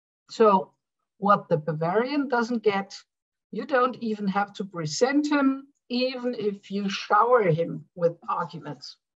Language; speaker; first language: English; non-native, fluent; German